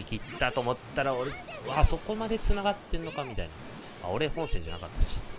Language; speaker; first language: Japanese; native; Japanese